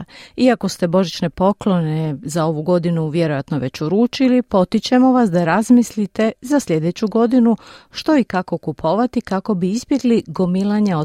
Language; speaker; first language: Croatian; native; Croatian